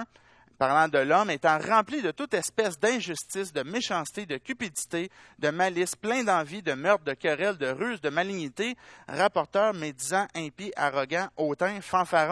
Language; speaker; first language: French; native; French